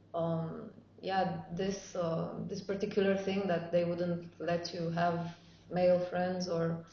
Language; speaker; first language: English; non-native, fluent; Romanian